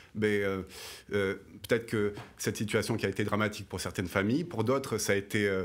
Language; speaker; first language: French; native; French